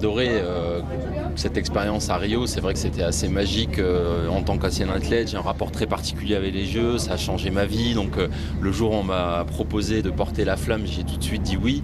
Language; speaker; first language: French; native; French